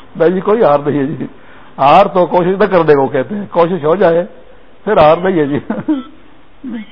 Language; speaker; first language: Urdu; non-native, local second language; Pashto